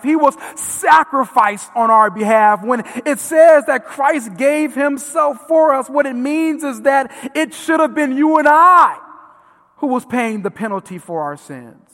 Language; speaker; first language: English; native; English